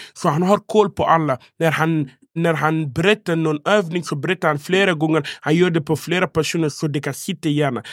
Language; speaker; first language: Swedish; non-native, fluent; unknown